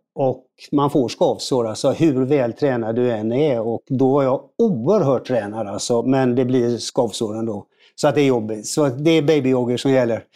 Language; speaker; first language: Swedish; native; Swedish